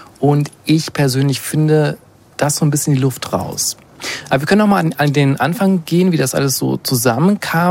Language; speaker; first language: German; native; German